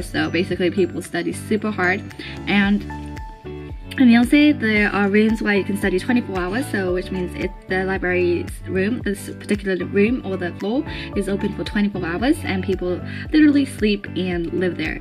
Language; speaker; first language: English; early bilingual, other home language; Japanese